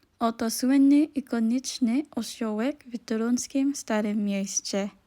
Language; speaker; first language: Polish; non-native, learner; Filipino